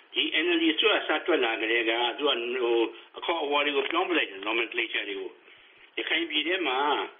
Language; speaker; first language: Burmese; native; Burmese